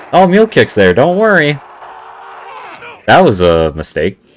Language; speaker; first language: English; native; English